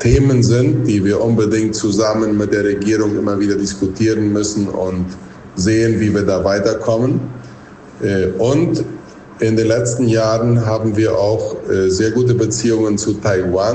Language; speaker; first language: German; non-native, local second language; Plautdietsch